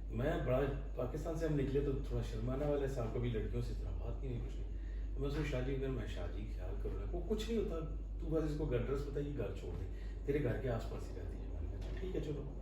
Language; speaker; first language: Urdu; non-native, local second language; Punjabi